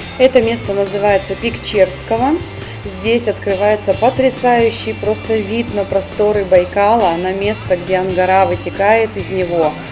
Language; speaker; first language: Russian; native; Russian